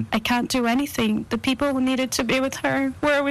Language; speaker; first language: English; native; English